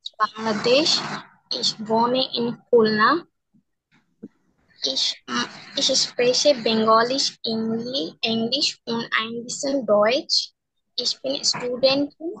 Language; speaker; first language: German; non-native, learner; Bangla